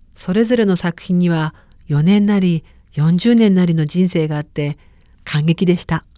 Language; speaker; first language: Japanese; native; Japanese